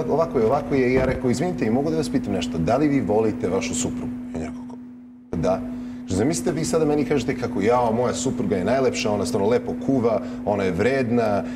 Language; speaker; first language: Croatian; early bilingual, heritage; Croatian